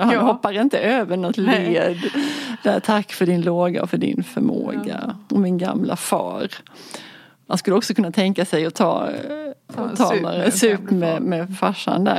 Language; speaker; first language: Swedish; native; Swedish